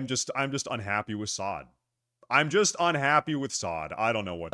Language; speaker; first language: English; native; English